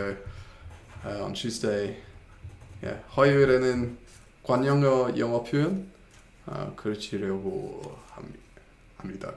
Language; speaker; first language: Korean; non-native, fluent; English